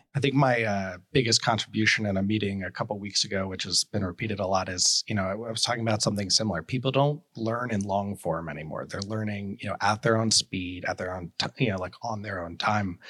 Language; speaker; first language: English; native; English